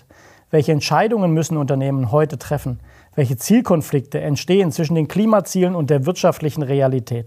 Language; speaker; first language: German; native; German